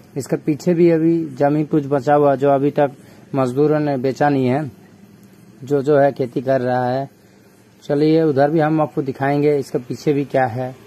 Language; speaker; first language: Hindi; non-native, local second language; Bangla